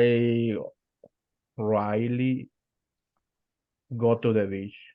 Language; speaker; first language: English; non-native, learner; Spanish